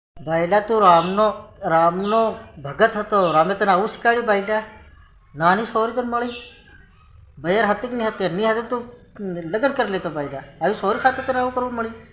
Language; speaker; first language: Gujarati; non-native, local second language; Bhili